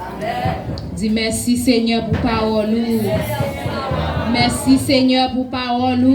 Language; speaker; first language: French; non-native, local second language; Haitian Creole